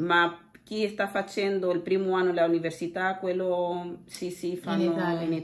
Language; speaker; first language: Italian; non-native, learner; Portuguese